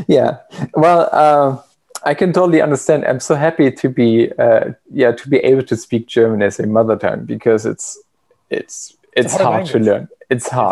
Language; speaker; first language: English; non-native, fluent; German